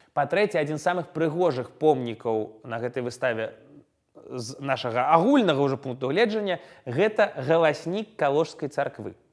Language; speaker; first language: Belarusian; non-native, local second language; Russian